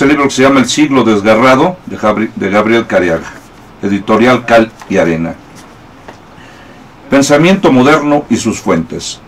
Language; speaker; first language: Spanish; native; Spanish